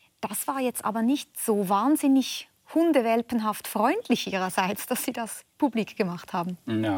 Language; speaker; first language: German; native; German